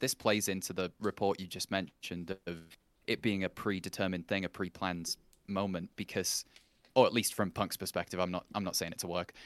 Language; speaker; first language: English; native; English